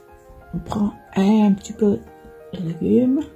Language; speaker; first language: French; non-native, fluent; Vietnamese